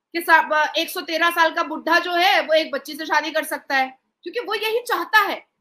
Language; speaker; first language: Hindi; native; Hindi